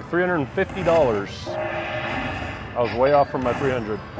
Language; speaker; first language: English; native; English